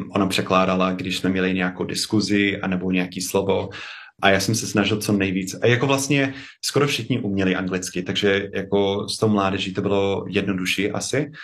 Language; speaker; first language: Czech; non-native, fluent; English